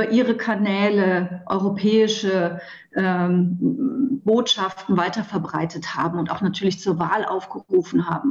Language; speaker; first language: German; native; German